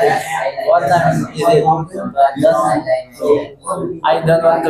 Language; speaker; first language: English; non-native, learner; Indonesian